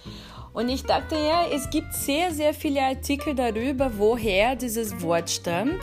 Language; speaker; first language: German; non-native, fluent; Portuguese